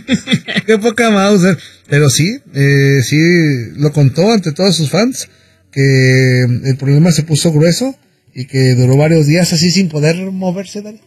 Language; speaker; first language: Spanish; native; Spanish